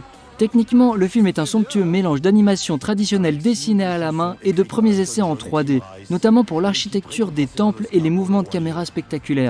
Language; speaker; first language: French; native; French